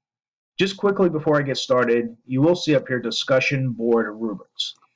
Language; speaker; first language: English; native; English